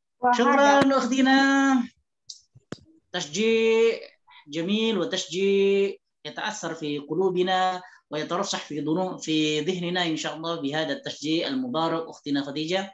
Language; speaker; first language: Arabic; non-native, fluent; Indonesian